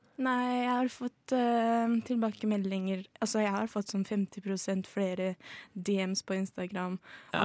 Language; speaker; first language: Norwegian; early bilingual, other home language; Azerbaijani